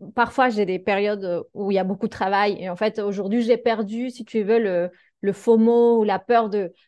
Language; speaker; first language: French; non-native, fluent; Spanish